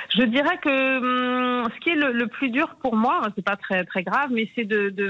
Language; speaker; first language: French; native; French